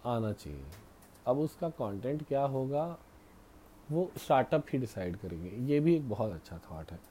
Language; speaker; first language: Hindi; native; Hindi